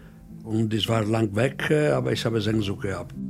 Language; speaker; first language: German; non-native, fluent; Italian